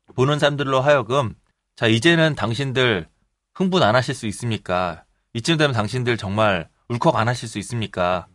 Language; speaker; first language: Korean; native; Korean